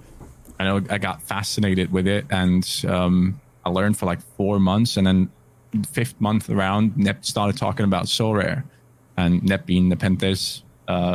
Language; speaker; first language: English; non-native, fluent; German